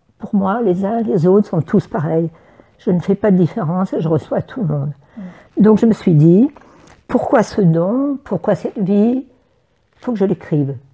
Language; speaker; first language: French; native; French